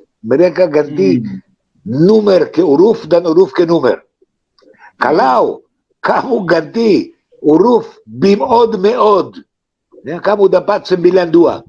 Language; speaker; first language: Indonesian; non-native, fluent; Hebrew